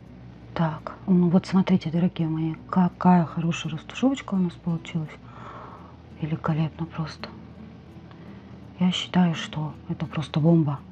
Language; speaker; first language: Russian; native; Russian